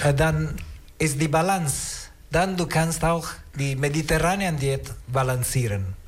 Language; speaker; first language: German; non-native, learner; Italian